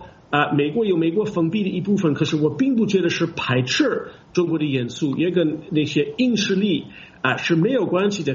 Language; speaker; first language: Chinese; non-native, fluent; English